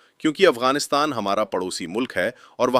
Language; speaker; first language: Hindi; native; Hindi